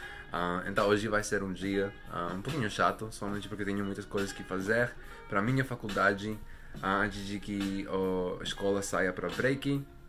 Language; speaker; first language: Portuguese; non-native, learner; Spanish